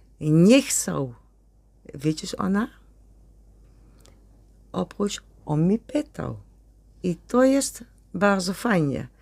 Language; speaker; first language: Polish; non-native, learner; Dutch